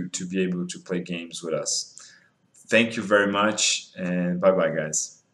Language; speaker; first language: English; non-native, fluent; Portuguese